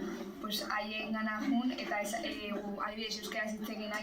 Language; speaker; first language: Basque; non-native, local second language; Spanish